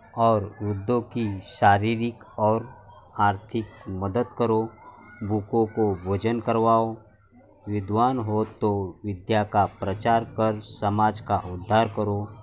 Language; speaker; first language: Hindi; non-native, local second language; Marathi